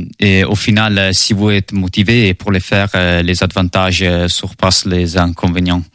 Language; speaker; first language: French; non-native, learner; Italian